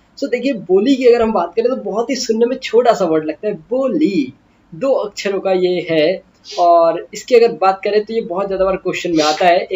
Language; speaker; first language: Hindi; native; Hindi